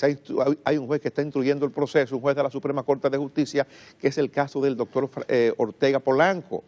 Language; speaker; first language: Spanish; native; Spanish